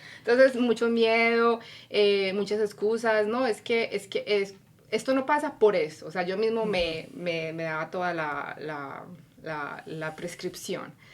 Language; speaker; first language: Spanish; native; Spanish